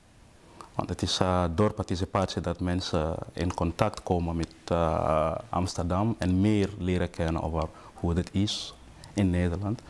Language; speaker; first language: Dutch; non-native, fluent; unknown